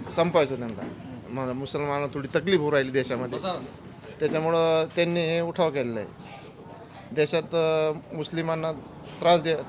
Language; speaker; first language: Marathi; non-native, local second language; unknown